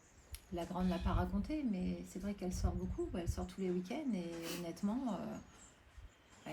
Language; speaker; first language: French; native; French